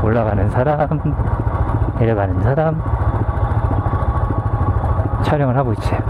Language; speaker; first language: Korean; native; Korean